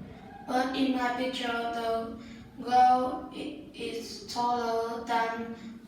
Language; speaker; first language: English; non-native, learner; Vietnamese